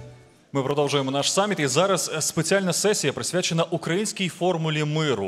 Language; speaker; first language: Ukrainian; native; Ukrainian